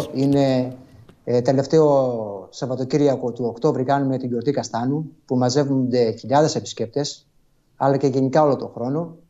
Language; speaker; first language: Greek; native; Greek